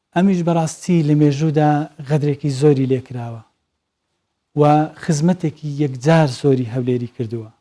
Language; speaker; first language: Central Kurdish; native; Central Kurdish